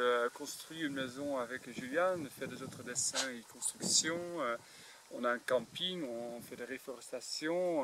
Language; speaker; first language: French; non-native, fluent; Dutch